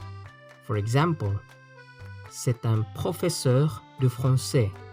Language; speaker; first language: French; non-native, fluent; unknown